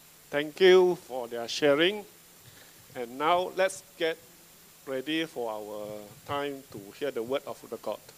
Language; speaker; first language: English; non-native, local second language; Chinese